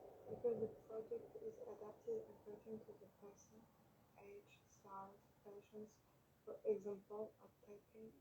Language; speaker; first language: English; non-native, learner; French